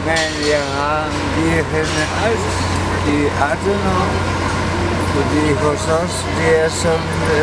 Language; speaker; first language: Danish; non-native, fluent; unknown